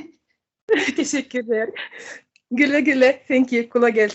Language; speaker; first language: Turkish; non-native, learner; Arabic